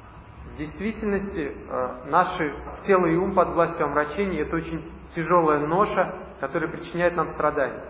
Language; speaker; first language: Russian; native; Russian